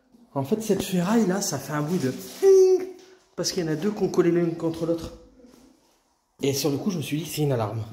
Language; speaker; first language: French; native; French